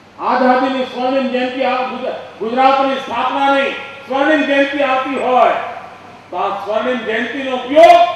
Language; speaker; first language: Gujarati; native; Gujarati